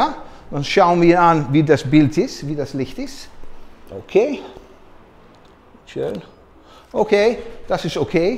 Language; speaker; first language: German; non-native, learner; Dutch